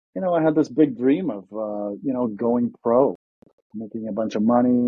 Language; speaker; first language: English; early bilingual, other home language; Russian